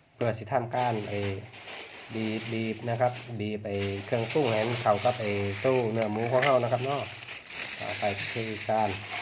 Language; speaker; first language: Thai; native; Thai